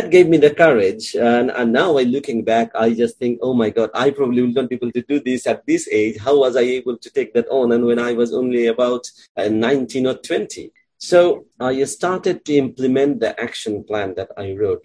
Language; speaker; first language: English; non-native, local second language; Bangla